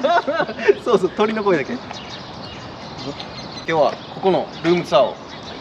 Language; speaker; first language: Japanese; native; Japanese